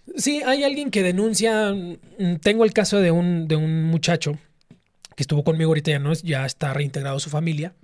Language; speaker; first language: Spanish; native; Spanish